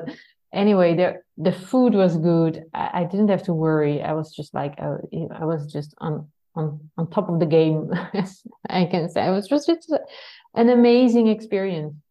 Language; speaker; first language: English; non-native, fluent; Dutch